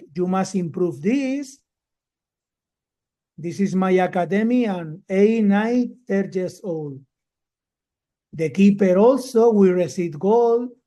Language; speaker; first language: English; non-native, learner; Spanish